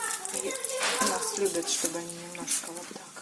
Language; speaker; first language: Russian; native; Russian